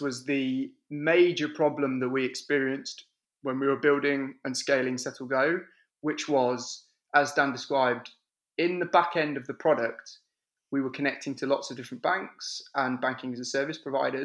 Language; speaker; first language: English; native; English